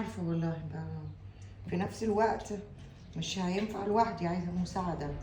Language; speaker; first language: Arabic; native; Arabic